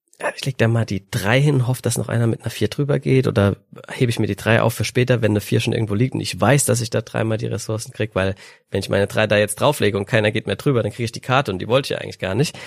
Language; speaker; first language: German; native; German